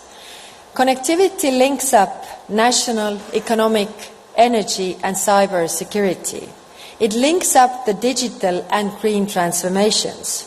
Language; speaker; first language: English; non-native, fluent; Estonian